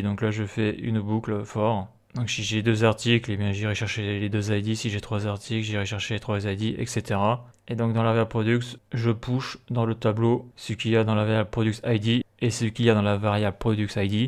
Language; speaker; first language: French; native; French